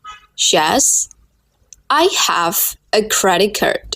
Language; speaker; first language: English; non-native, learner; Burmese